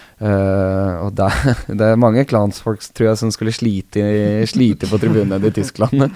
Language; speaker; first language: Norwegian; native; Norwegian